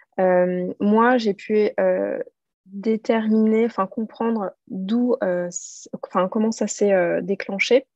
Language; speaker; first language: French; native; French